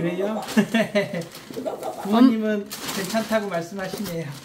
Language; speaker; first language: Korean; native; Korean